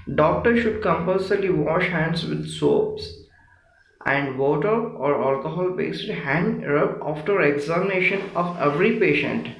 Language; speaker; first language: English; non-native, local second language; Telugu